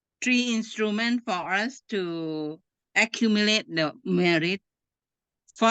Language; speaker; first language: English; non-native, learner; Thai